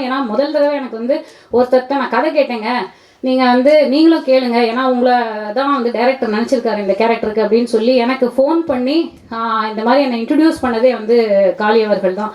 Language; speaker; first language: Tamil; native; Tamil